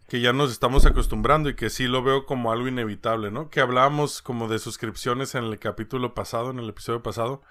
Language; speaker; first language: Spanish; native; Spanish